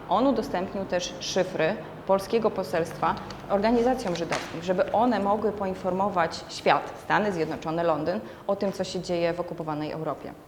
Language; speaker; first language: Polish; native; Polish